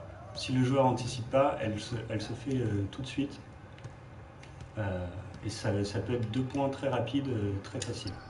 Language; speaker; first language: French; native; French